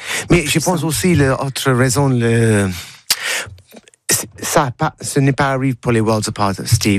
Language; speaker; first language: French; non-native, learner; English